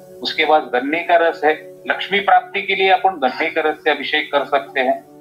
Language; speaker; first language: Hindi; non-native, local second language; Marathi